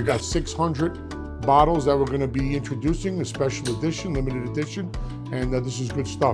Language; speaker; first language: English; native; English